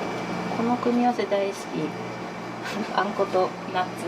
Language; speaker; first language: Japanese; native; Japanese